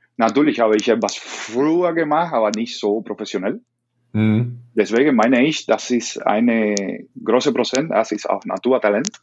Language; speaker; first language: German; non-native, learner; Spanish